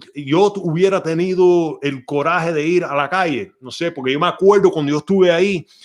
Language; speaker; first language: Spanish; early bilingual, heritage; Spanish